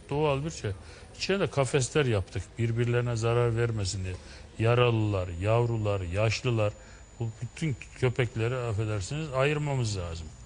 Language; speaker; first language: Turkish; native; Turkish